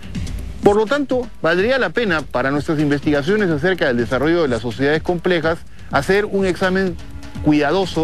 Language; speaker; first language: Spanish; native; Spanish